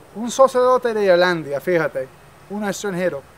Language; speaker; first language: Spanish; non-native, fluent; English